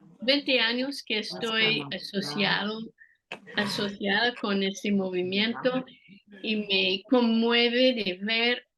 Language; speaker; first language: Spanish; non-native, fluent; French